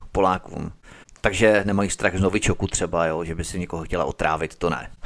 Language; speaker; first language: Czech; native; Czech